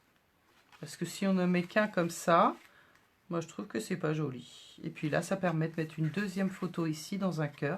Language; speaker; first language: French; native; French